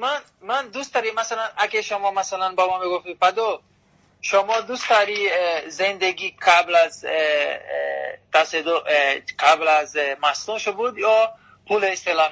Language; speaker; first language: Persian; non-native, learner; Portuguese